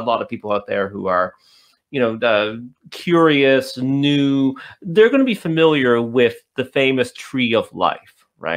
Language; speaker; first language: English; native; English